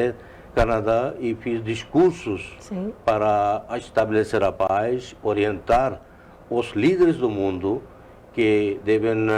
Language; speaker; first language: Portuguese; non-native, fluent; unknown